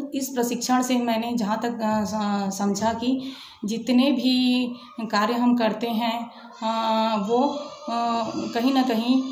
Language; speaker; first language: Hindi; native; Hindi